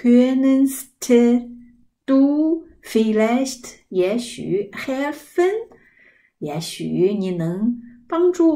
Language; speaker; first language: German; non-native, learner; Chinese